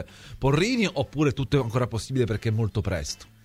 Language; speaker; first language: Italian; native; Italian